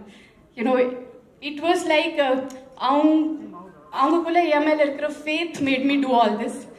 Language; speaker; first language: Tamil; non-native, fluent; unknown